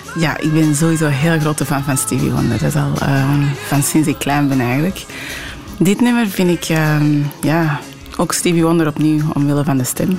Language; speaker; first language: Dutch; early bilingual, other home language; French